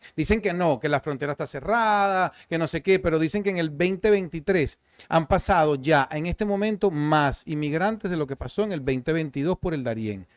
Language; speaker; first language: Spanish; native; Spanish